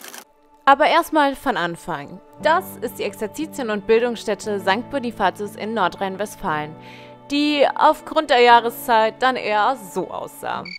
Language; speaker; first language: German; native; German